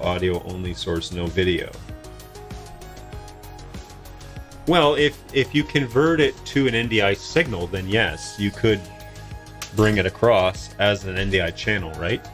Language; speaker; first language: English; native; English